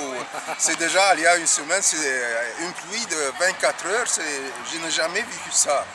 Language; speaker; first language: French; non-native, learner; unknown